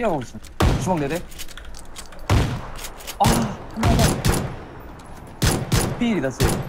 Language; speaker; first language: Japanese; non-native, learner; Korean